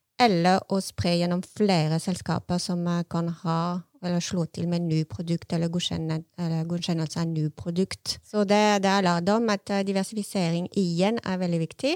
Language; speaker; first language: Norwegian; non-native, fluent; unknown